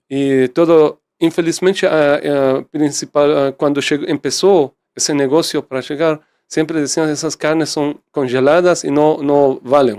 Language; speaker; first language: Portuguese; non-native, fluent; Persian